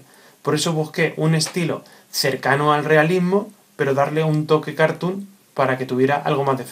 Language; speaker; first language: Spanish; native; Spanish